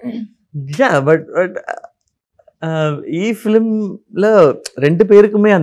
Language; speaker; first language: Telugu; non-native, learner; Tamil